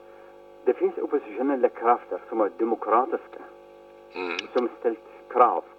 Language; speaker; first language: Swedish; non-native, fluent; Arabic